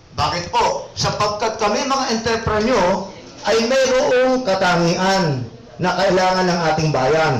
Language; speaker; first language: Filipino; native; Filipino